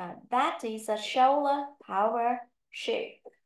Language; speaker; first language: English; non-native, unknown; Vietnamese